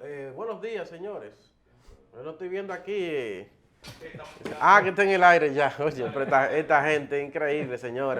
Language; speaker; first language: Spanish; native; Spanish